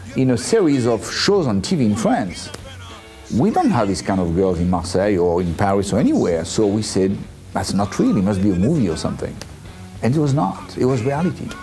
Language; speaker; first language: English; non-native, fluent; French